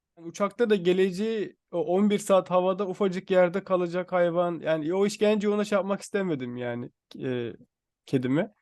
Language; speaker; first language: Turkish; native; Turkish